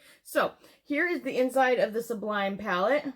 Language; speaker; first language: English; native; English